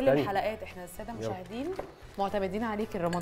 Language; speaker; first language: Arabic; native; Arabic